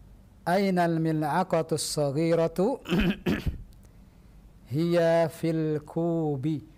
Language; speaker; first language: Arabic; non-native, fluent; Indonesian